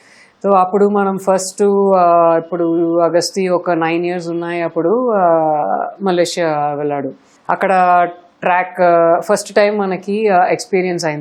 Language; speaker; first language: Telugu; non-native, local second language; Tamil